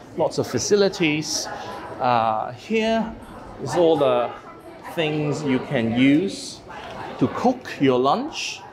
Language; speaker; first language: English; non-native, local second language; Cantonese